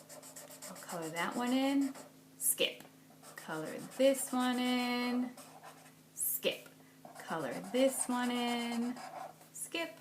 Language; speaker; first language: English; native; English